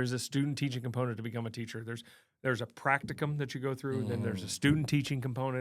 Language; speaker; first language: English; native; English